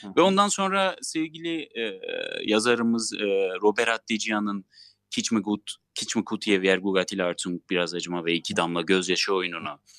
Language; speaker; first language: Turkish; non-native, local second language; Armenian